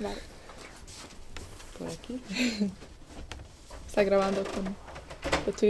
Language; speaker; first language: Spanish; non-native, fluent; English